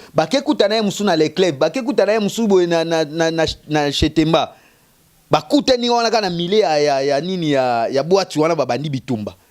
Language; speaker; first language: Lingala; native; Lingala